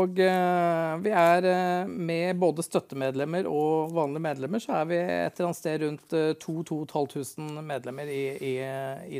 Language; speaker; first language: Norwegian; native; Norwegian